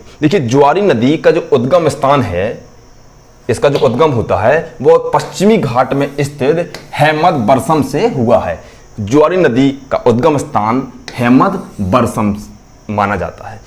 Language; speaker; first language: Hindi; native; Hindi